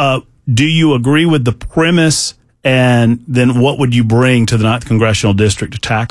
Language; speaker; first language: English; native; English